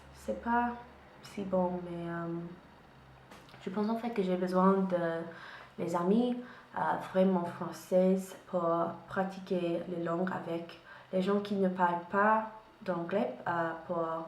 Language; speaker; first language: French; non-native, learner; English